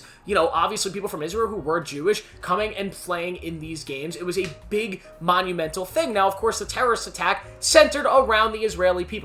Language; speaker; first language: English; native; English